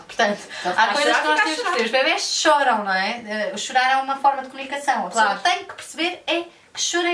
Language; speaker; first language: Portuguese; native; Portuguese